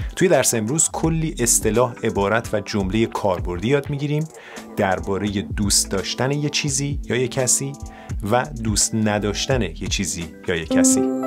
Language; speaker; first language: Persian; native; Persian